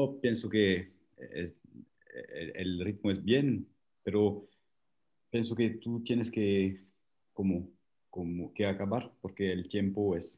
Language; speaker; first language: Spanish; non-native, learner; French